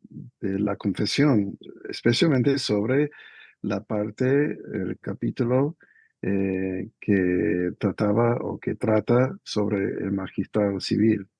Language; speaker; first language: Spanish; non-native, fluent; English